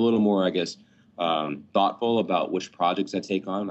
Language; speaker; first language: English; native; English